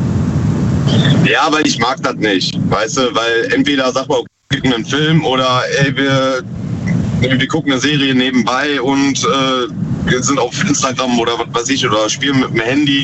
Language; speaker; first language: German; native; German